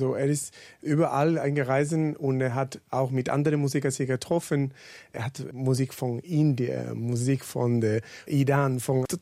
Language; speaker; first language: German; non-native, learner; Spanish